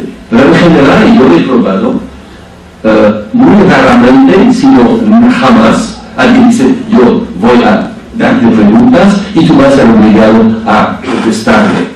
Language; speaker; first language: Spanish; non-native, fluent; French